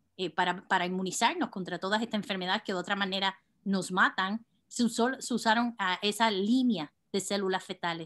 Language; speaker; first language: Spanish; native; Spanish